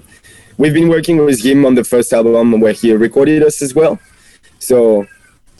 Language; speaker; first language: English; non-native, fluent; French